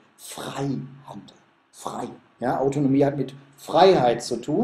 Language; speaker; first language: German; native; German